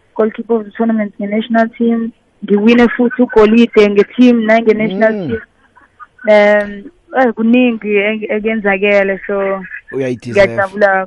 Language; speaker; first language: Zulu; native; Zulu